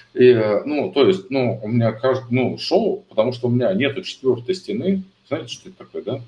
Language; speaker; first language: Russian; native; Russian